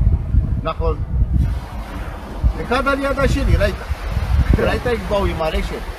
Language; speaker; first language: Hebrew; non-native, learner; Romanian